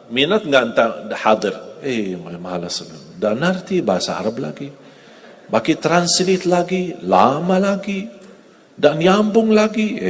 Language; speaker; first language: Malay; non-native, fluent; Arabic